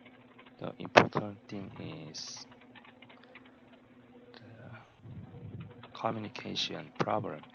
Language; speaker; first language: English; non-native, learner; Korean